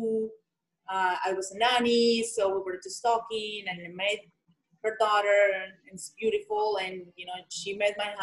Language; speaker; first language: English; non-native, fluent; Spanish